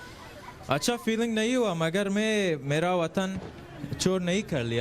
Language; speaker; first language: Hindi; non-native, learner; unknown